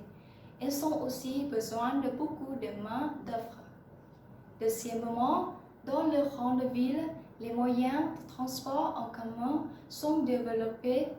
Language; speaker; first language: French; non-native, learner; Vietnamese